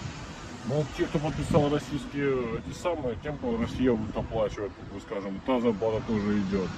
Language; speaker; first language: Russian; native; Russian